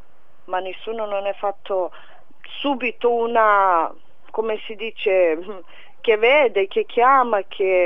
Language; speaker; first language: Italian; non-native, fluent; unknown